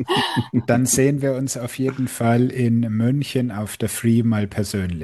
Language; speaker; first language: German; native; German